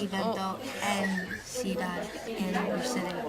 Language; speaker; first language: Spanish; non-native, learner; English